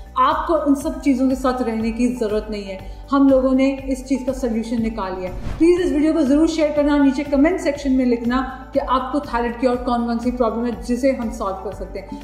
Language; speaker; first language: Hindi; native; Hindi